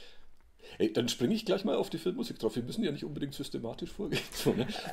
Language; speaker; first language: German; native; German